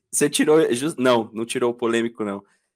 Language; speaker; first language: Portuguese; native; Portuguese